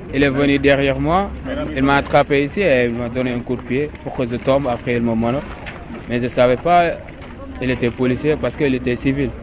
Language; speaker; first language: French; non-native, local second language; Wolof